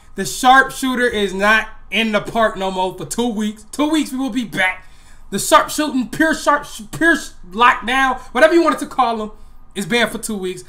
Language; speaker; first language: English; native; English